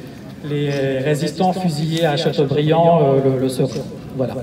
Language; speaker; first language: French; native; French